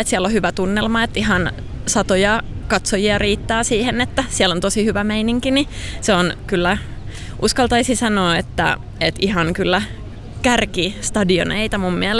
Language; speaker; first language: Finnish; native; Finnish